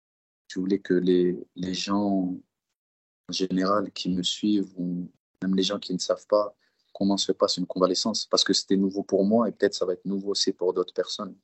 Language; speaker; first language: French; early bilingual, other home language; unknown